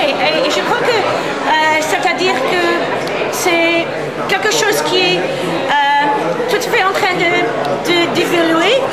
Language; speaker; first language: French; non-native, fluent; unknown